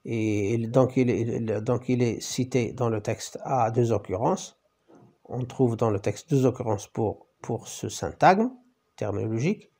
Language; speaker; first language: French; non-native, local second language; Arabic